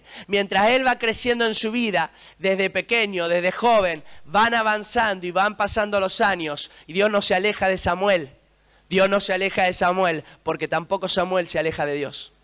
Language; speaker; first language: Spanish; native; Spanish